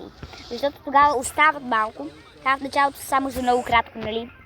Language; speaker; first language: Bulgarian; early bilingual, heritage; Bulgarian